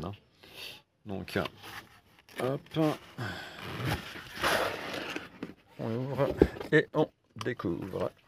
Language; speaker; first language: French; native; French